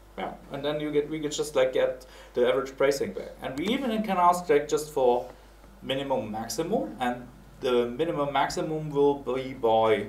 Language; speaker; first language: English; non-native, fluent; German